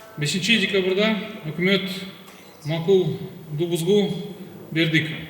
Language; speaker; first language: Kyrgyz; non-native, local second language; Russian